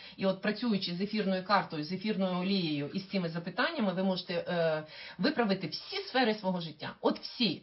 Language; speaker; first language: Ukrainian; non-native, local second language; Russian